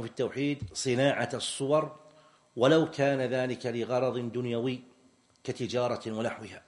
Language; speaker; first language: Arabic; native; Arabic